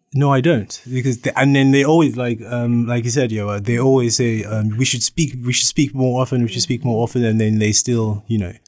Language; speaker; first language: English; native; English